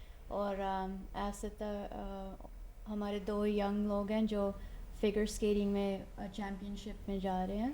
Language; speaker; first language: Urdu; early bilingual, heritage; Urdu